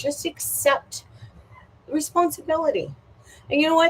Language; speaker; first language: English; native; English